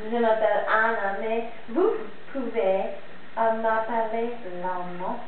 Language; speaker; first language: French; non-native, learner; English